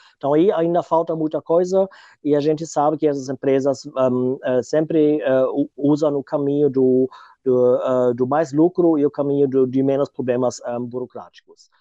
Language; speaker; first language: Portuguese; non-native, fluent; German